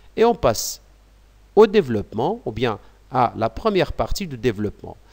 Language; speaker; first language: French; non-native, local second language; Arabic